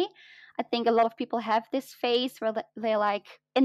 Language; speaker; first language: English; non-native, fluent; Dutch